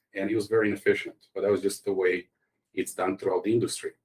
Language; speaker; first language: English; non-native, fluent; Croatian